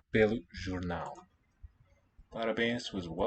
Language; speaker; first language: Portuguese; non-native, learner; English